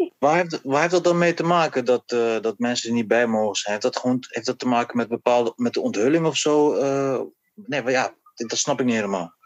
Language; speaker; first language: Dutch; native; Dutch